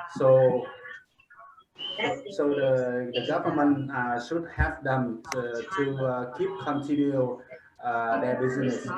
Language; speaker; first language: English; non-native, learner; Vietnamese